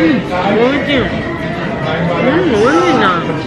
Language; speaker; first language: Japanese; non-native, fluent; Korean